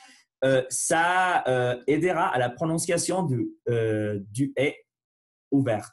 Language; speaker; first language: French; non-native, learner; Spanish